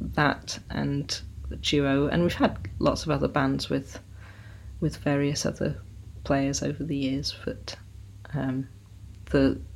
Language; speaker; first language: English; native; English